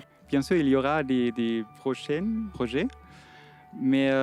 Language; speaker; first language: French; non-native, fluent; German